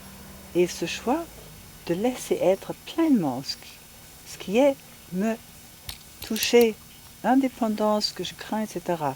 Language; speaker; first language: French; non-native, fluent; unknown